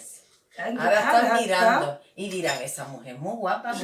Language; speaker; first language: Spanish; native; Spanish